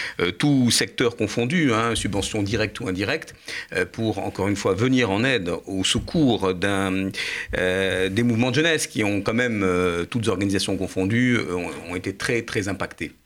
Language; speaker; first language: French; native; French